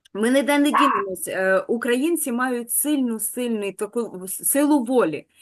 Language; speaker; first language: Ukrainian; native; Ukrainian